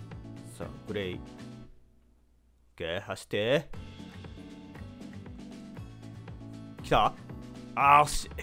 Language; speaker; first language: Japanese; native; Japanese